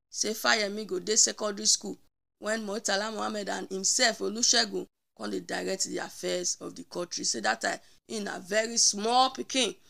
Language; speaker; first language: Nigerian Pidgin; native; Nigerian Pidgin